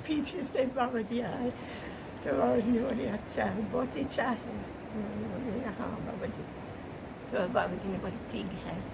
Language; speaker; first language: Hindi; non-native, fluent; English